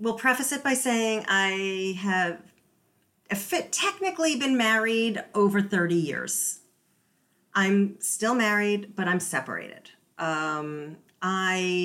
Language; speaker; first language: English; native; English